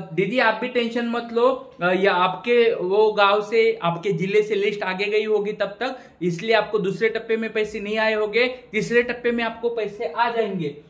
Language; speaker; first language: Hindi; non-native, local second language; Marathi